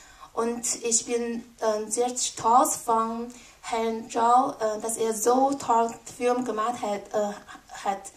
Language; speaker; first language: German; non-native, learner; Chinese